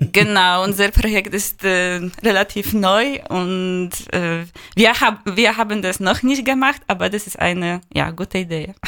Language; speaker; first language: German; non-native, fluent; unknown